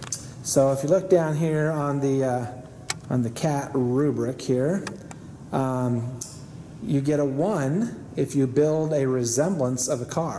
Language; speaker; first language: English; native; English